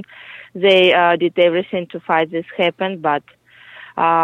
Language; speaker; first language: English; non-native, fluent; Russian